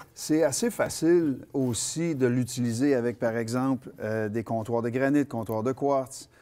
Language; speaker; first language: French; native; French